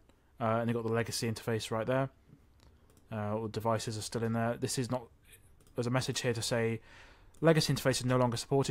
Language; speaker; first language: English; native; English